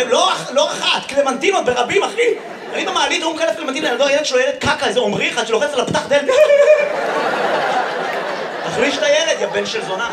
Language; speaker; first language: Hebrew; native; Hebrew